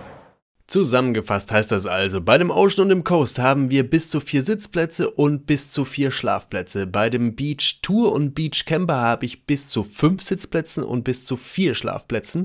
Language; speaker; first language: German; native; German